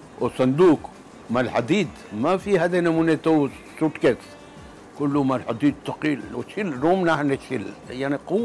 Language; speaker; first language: Arabic; non-native, local second language; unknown